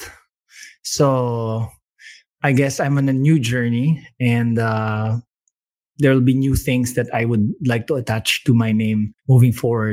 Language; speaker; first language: English; non-native, local second language; Filipino